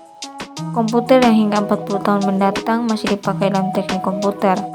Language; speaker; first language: Indonesian; native; Indonesian